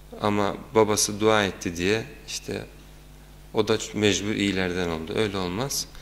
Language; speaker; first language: Turkish; native; Turkish